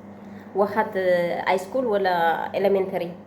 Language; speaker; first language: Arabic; non-native, learner; Amharic